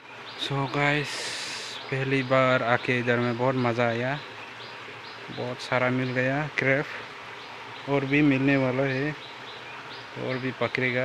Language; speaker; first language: Hindi; non-native, local second language; Kok Borok